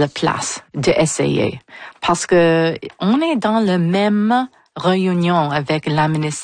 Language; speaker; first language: French; non-native, fluent; English